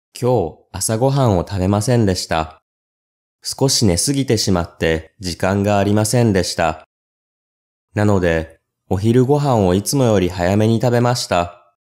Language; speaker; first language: Japanese; native; Japanese